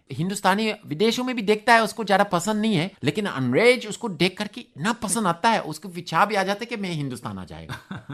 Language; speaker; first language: Hindi; non-native, fluent; English